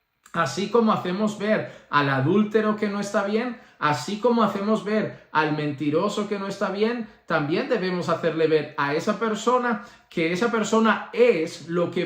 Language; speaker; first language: Spanish; native; Spanish